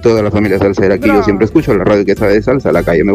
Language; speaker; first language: Spanish; native; Spanish